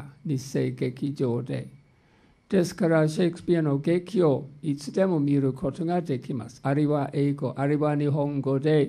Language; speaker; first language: Japanese; non-native, fluent; English